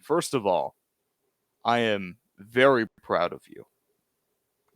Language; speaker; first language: English; native; English